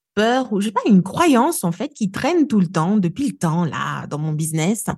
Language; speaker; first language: French; non-native, local second language; Lingala